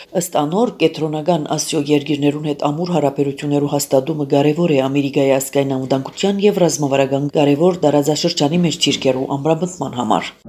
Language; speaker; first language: Armenian; early bilingual, heritage; Armenian